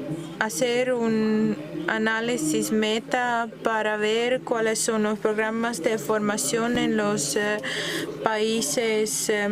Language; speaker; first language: Spanish; non-native, fluent; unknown